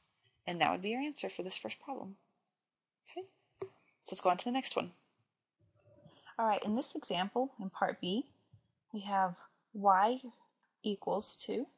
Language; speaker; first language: English; native; English